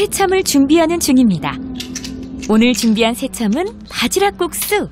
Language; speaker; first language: Korean; native; Korean